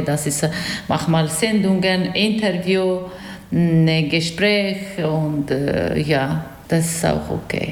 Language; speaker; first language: German; non-native, learner; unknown